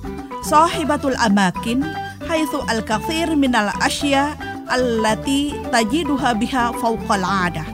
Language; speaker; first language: Arabic; non-native, fluent; Indonesian